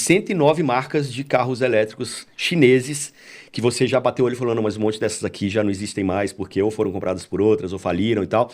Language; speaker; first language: Portuguese; native; Portuguese